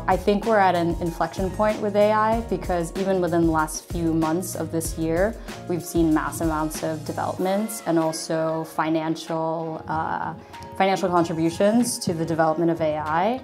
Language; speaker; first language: English; native; English